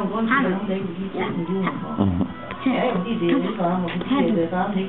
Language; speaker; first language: Danish; native; Danish